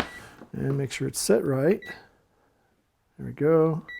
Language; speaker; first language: English; native; English